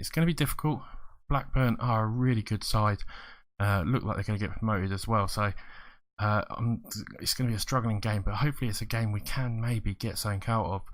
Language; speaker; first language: English; native; English